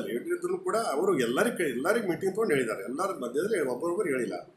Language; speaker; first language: Kannada; non-native, local second language; Lambadi